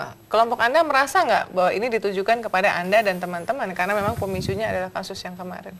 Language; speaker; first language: Indonesian; native; Indonesian